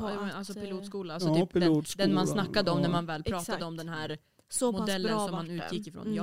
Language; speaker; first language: Swedish; native; Swedish